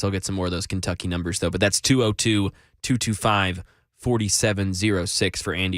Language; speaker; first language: English; native; English